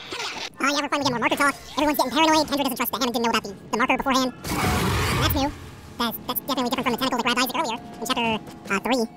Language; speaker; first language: English; native; English